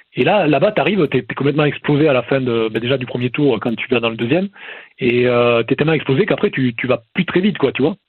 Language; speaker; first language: French; native; French